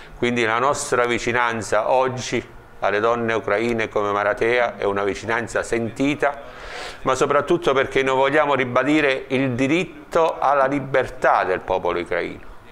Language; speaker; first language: Italian; native; Italian